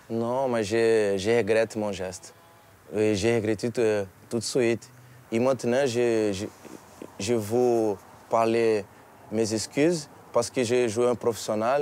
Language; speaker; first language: French; non-native, learner; Portuguese